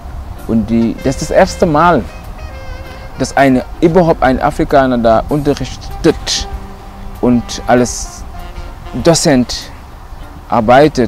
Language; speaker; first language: German; non-native, local second language; Wolof